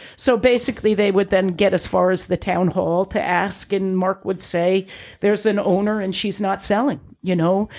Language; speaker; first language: English; native; English